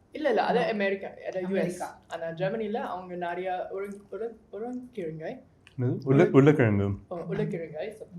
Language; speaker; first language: Tamil; non-native, learner; German